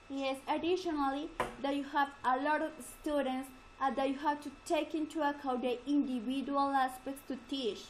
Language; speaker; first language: English; non-native, learner; Spanish